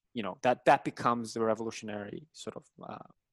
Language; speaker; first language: English; non-native, fluent; Korean